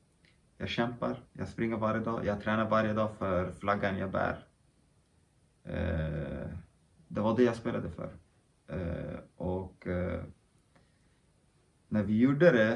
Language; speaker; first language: Swedish; early bilingual, other home language; Kurdish